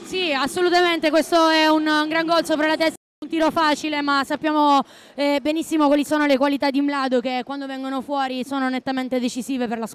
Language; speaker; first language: Italian; native; Italian